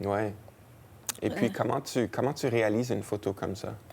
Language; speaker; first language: French; native; French